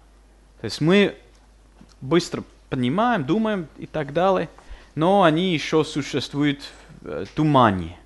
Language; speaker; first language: Russian; non-native, fluent; English